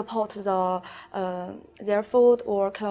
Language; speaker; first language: English; non-native, learner; Chinese